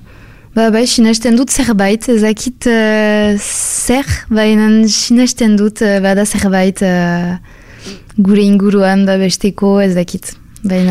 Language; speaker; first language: Basque; non-native, local second language; French